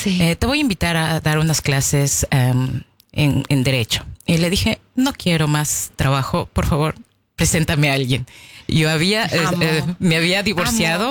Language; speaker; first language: Spanish; native; Spanish